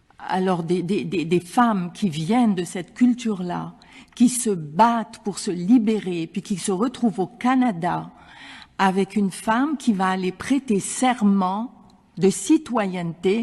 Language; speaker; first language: French; non-native, local second language; Arabic